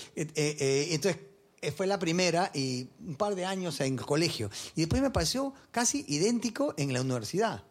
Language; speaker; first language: Spanish; early bilingual, heritage; Spanish